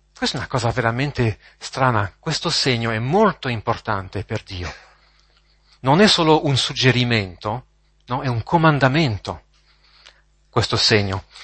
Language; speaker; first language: Italian; non-native, fluent; French